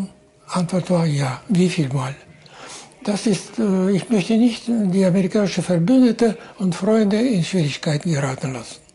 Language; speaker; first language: German; non-native, fluent; Russian